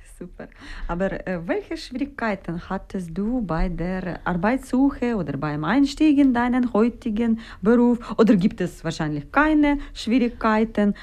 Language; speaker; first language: German; non-native, fluent; Ukrainian